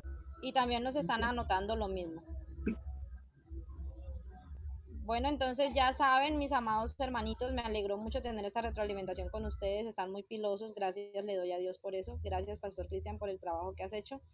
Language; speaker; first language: Spanish; native; Spanish